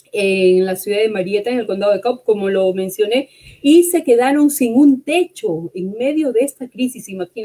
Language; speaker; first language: Spanish; native; Spanish